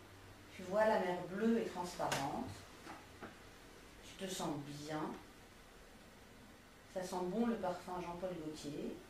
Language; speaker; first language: French; native; French